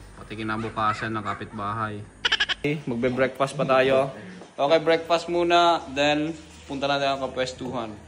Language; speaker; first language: Filipino; non-native, local second language; Hiligaynon